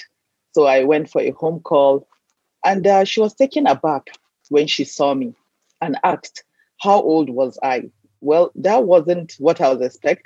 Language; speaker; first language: English; non-native, local second language; Hausa